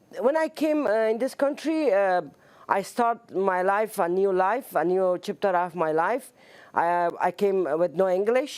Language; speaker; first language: English; non-native, learner; Persian